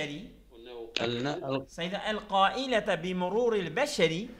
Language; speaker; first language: Arabic; non-native, learner; Turkish